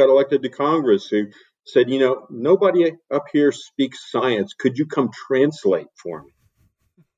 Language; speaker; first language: English; native; English